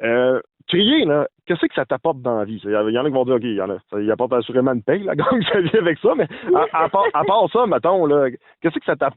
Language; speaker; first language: French; native; French